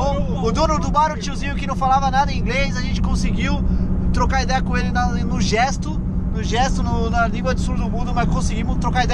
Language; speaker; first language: Portuguese; native; Portuguese